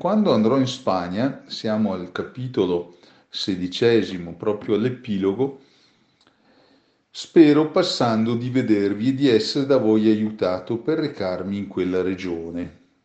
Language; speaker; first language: Italian; native; Italian